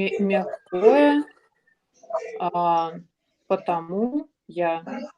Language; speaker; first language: Ukrainian; non-native, learner; Russian